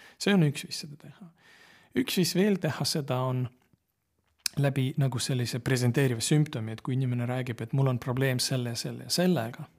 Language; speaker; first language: Estonian; non-native, local second language; Russian